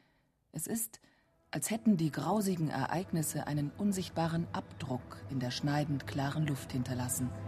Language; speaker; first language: German; native; German